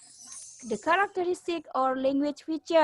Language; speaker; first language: English; non-native, learner; Indonesian